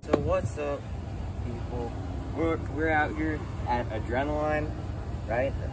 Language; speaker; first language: English; native; English